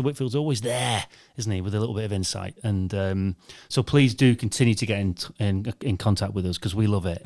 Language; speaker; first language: English; native; English